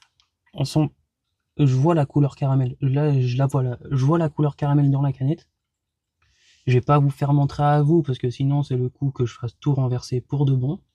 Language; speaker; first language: French; native; French